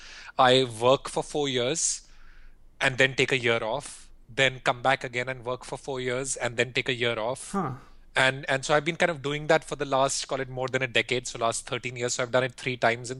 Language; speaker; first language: English; non-native, local second language; Hindi